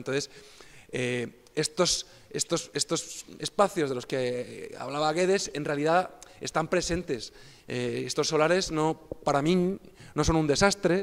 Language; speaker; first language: Spanish; native; Spanish